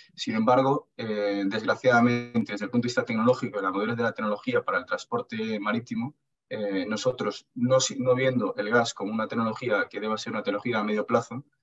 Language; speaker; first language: Spanish; native; Spanish